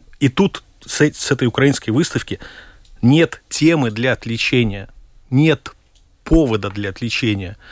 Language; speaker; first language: Russian; native; Russian